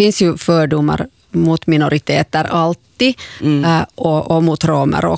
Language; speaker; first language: Swedish; native; Swedish